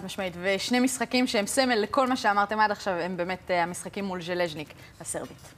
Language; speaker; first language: Hebrew; native; Hebrew